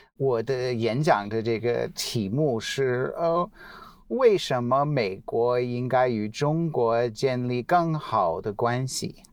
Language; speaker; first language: Chinese; non-native, fluent; English